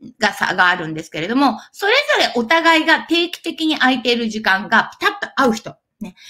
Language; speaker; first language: Japanese; native; Japanese